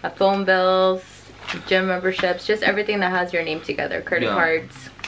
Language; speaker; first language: English; native; English